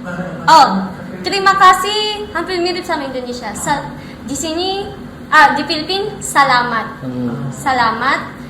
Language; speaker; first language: Indonesian; non-native, learner; Filipino